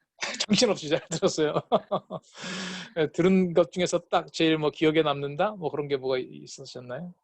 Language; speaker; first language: Korean; native; Korean